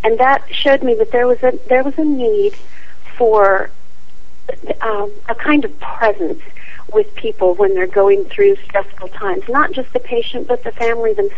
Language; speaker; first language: English; native; English